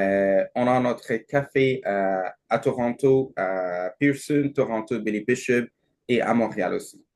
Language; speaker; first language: French; non-native, learner; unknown